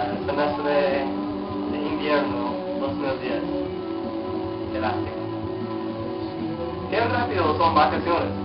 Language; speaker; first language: Spanish; non-native, learner; English